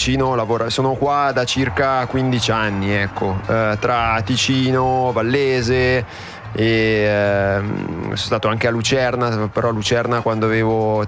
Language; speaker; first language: Italian; native; Italian